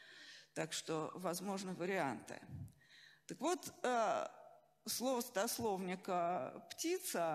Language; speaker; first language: Russian; native; Russian